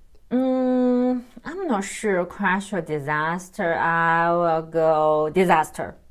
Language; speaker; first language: English; non-native, fluent; Chinese